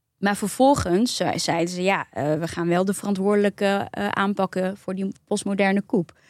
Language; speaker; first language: Dutch; early bilingual, other home language; Turkish